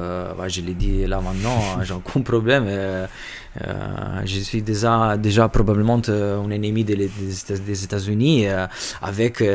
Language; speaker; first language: French; non-native, fluent; Albanian